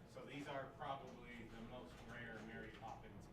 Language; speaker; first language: English; native; English